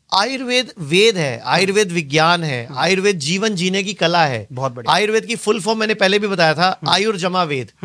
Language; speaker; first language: Hindi; native; Hindi